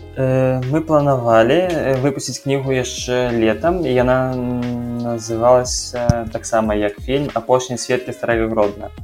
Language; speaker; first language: Belarusian; non-native, local second language; Russian